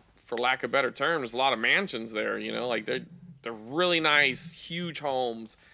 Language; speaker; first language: English; native; English